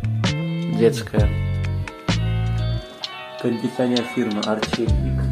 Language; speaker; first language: Russian; non-native, fluent; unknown